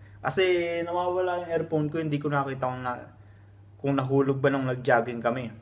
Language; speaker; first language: Filipino; native; Filipino